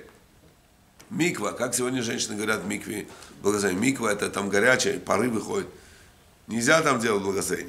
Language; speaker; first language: Russian; native; Russian